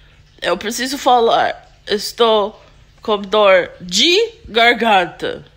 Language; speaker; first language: Portuguese; non-native, learner; English